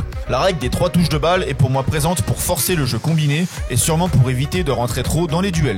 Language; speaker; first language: French; native; French